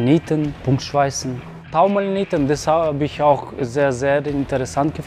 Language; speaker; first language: German; non-native, local second language; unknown